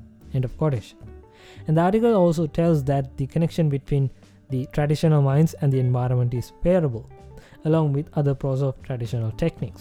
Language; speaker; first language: English; non-native, local second language; Sinhala